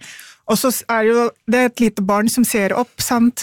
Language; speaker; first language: Norwegian; early bilingual, other home language; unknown